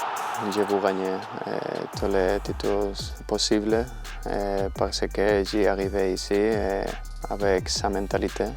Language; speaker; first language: French; non-native, learner; Spanish